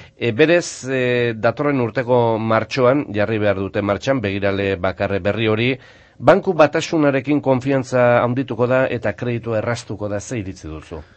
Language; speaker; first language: Basque; native; Basque